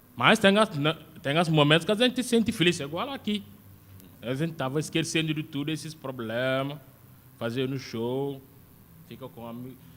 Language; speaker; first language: Portuguese; non-native, learner; Wolof